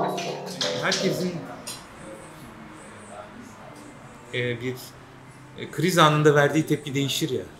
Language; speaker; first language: Turkish; native; Turkish